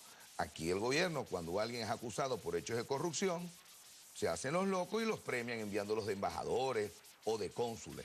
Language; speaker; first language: Spanish; native; Spanish